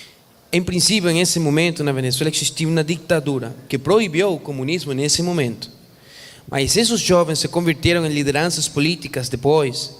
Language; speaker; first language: Portuguese; non-native, fluent; Spanish